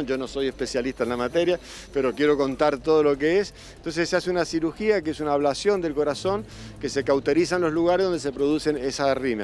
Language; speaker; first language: Spanish; native; Spanish